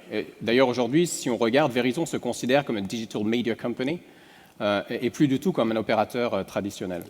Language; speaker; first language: French; native; French